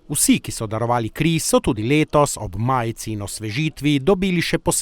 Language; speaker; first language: Slovenian; native; Slovenian